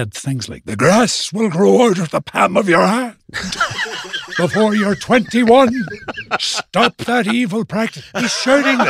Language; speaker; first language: English; native; English